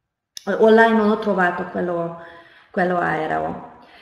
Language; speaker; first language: Italian; non-native, fluent; Hungarian